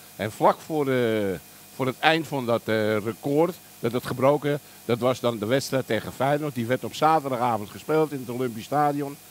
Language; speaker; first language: Dutch; early bilingual, other home language; German